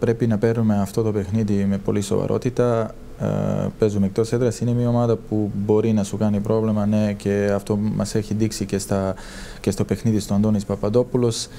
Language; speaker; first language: Greek; non-native, fluent; Serbian